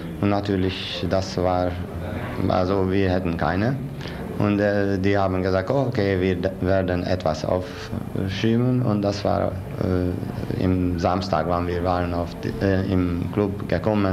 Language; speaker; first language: German; non-native, learner; Hungarian